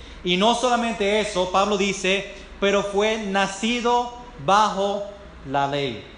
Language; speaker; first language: Spanish; non-native, fluent; English